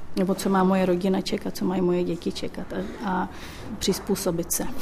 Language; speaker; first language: Czech; native; Czech